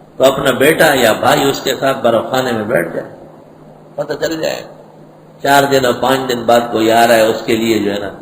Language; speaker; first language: Urdu; non-native, local second language; Pashto